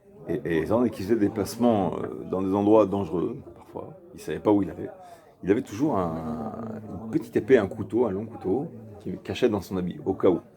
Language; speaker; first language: French; native; French